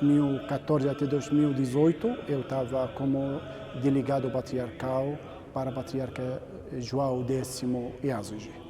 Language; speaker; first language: Portuguese; non-native, learner; Arabic